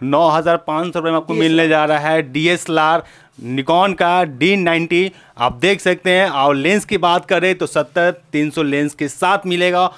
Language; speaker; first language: Hindi; native; Hindi